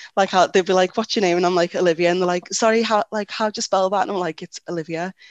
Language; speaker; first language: English; native; English